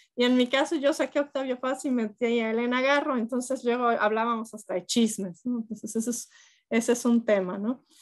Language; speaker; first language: Spanish; native; Spanish